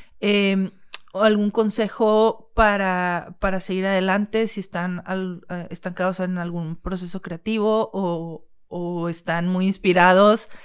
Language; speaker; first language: Spanish; native; Spanish